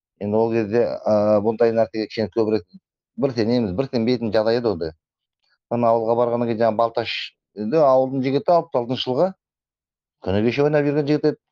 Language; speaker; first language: Kazakh; native; Kazakh